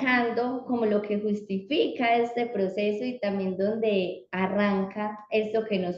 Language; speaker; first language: Spanish; native; Spanish